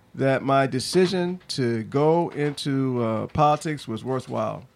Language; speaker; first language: English; native; English